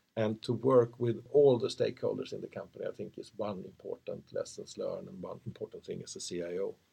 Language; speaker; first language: English; non-native, fluent; Swedish